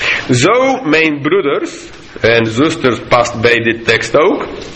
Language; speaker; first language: Dutch; non-native, fluent; English